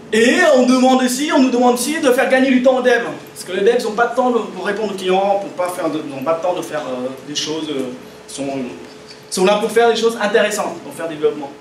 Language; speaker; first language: French; native; French